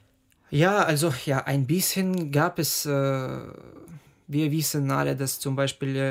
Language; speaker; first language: German; non-native, fluent; Ukrainian